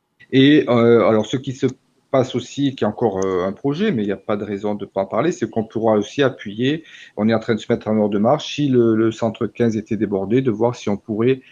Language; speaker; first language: French; native; French